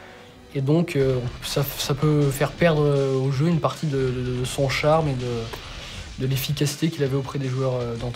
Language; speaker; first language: French; native; French